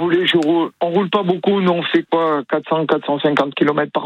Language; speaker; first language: French; native; French